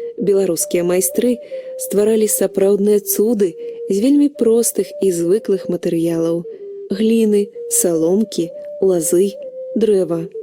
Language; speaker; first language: Belarusian; native; Belarusian